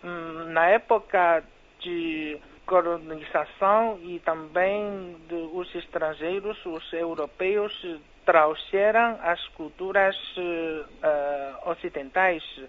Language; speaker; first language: Portuguese; non-native, fluent; Chinese